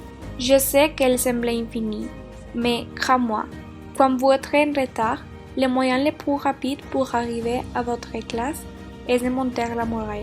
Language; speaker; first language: French; non-native, learner; Spanish